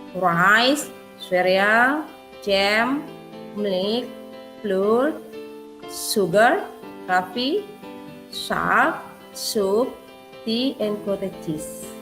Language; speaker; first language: English; non-native, fluent; Indonesian